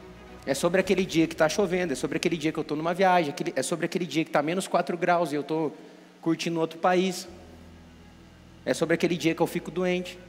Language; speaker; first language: Portuguese; native; Portuguese